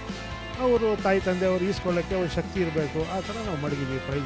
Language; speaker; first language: Kannada; non-native, local second language; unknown